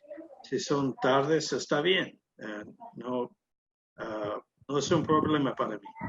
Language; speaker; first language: Spanish; non-native, learner; English